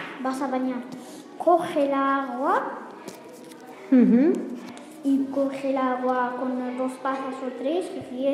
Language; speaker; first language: Spanish; non-native, learner; Arabic